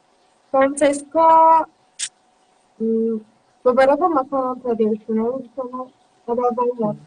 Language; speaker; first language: Indonesian; non-native, learner; Turkish